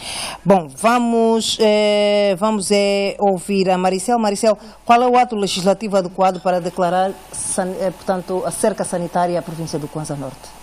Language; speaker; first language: Portuguese; native; Portuguese